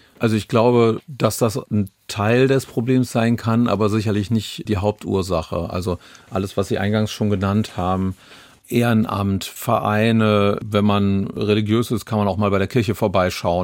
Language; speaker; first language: German; native; German